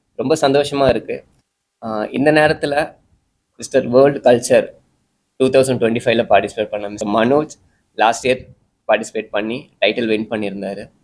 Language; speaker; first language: Tamil; native; Tamil